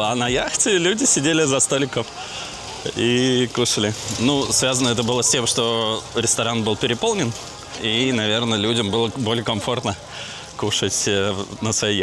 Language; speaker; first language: Russian; native; Russian